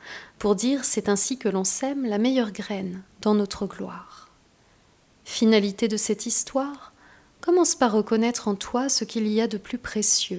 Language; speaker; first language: French; native; French